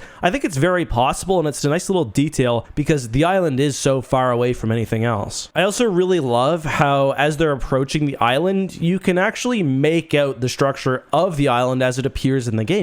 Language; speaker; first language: English; native; English